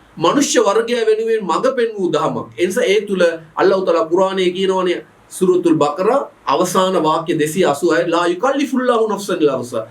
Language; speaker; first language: Sinhala; non-native, local second language; Tamil